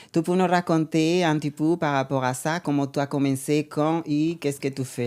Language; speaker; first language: French; non-native, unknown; Spanish